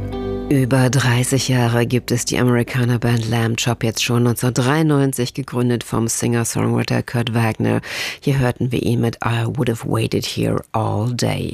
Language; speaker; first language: German; native; German